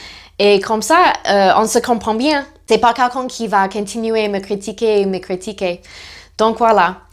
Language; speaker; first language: French; non-native, fluent; English